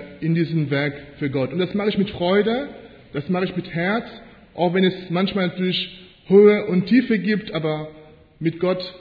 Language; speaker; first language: German; non-native, fluent; French